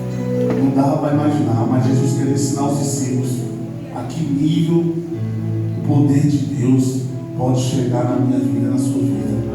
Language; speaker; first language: Portuguese; native; Portuguese